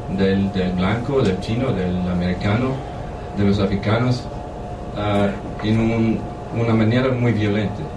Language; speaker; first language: Spanish; non-native, fluent; German